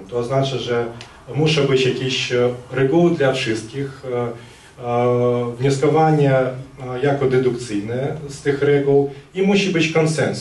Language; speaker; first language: Polish; non-native, fluent; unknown